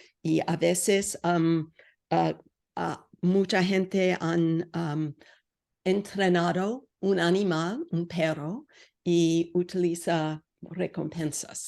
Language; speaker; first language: Spanish; non-native, learner; English